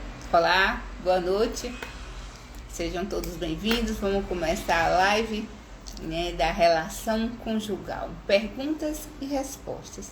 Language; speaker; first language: Portuguese; native; Portuguese